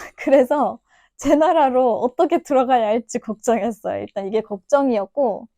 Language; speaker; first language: Korean; non-native, fluent; Turkish